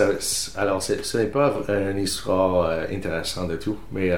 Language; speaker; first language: French; non-native, fluent; English